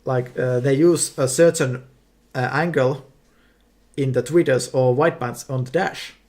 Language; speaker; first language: English; non-native, fluent; Finnish